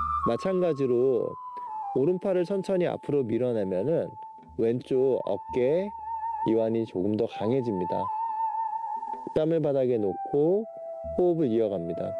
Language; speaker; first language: Korean; native; Korean